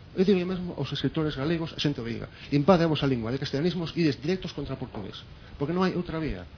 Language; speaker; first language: Galician; non-native, local second language; Spanish